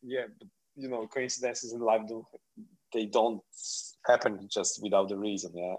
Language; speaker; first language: English; non-native, fluent; Polish